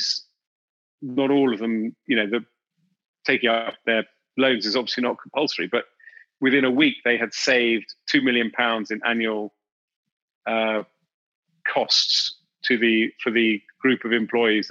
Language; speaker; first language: English; native; English